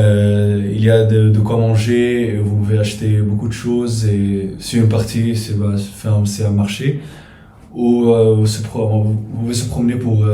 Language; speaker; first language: French; non-native, fluent; Arabic